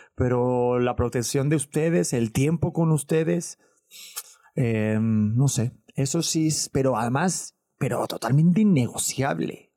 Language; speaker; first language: Spanish; native; Spanish